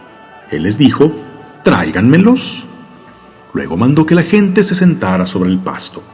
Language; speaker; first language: Spanish; native; Spanish